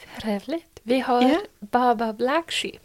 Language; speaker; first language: Swedish; non-native, fluent; English